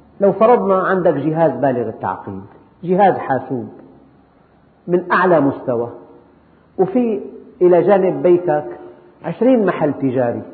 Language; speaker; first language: Arabic; native; Arabic